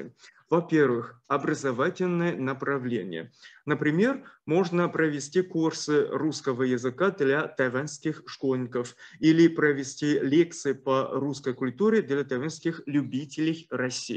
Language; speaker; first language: Russian; non-native, fluent; Chinese